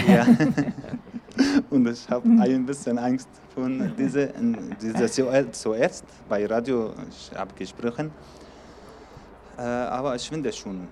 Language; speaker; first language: German; non-native, learner; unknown